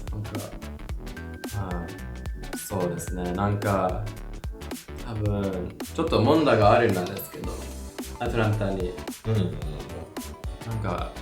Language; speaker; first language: Japanese; non-native, learner; English